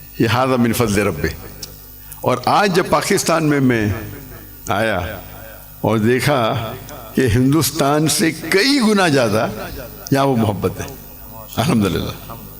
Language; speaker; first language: Urdu; non-native, local second language; English